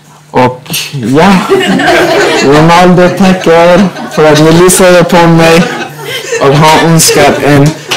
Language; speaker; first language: Swedish; non-native, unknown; Persian